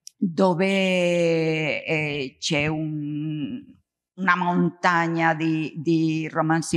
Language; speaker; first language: Italian; non-native, learner; Spanish